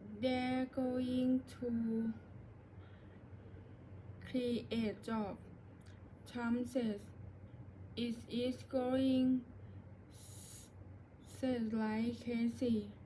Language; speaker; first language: English; non-native, learner; Thai